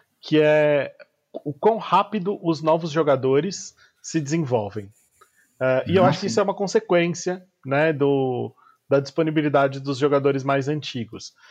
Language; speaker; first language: Portuguese; native; Portuguese